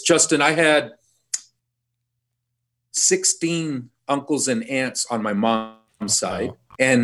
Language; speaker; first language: English; native; English